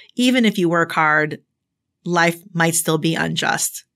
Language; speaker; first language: English; native; English